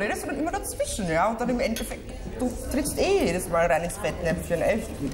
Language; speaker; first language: German; native; German